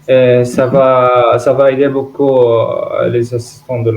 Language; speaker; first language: French; non-native, learner; Arabic